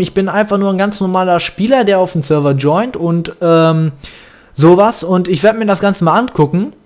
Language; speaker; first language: German; native; German